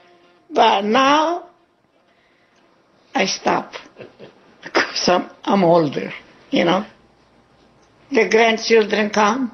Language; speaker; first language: English; non-native, learner; Greek